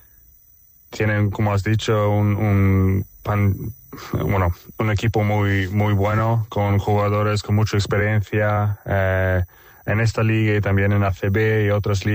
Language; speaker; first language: Spanish; non-native, fluent; Swedish